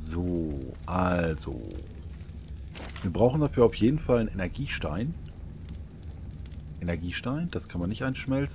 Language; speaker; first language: German; native; German